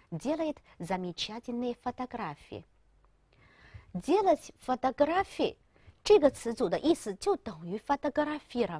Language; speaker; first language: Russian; non-native, fluent; Chinese